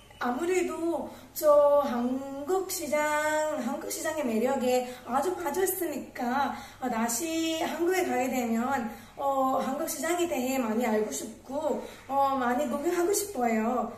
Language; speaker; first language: Korean; non-native, learner; Tamil